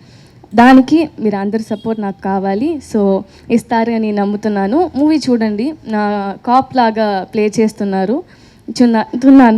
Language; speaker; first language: Telugu; non-native, learner; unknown